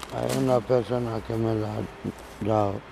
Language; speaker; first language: Spanish; non-native, learner; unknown